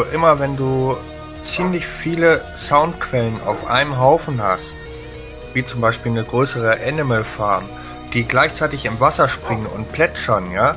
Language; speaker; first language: German; native; German